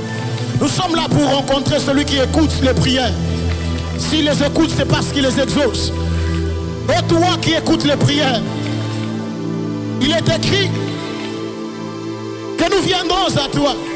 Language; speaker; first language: French; non-native, local second language; Lingala